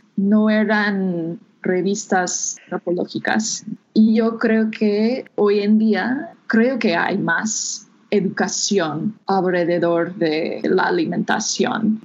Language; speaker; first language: Spanish; non-native, fluent; English